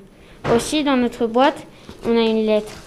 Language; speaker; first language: French; early bilingual, heritage; French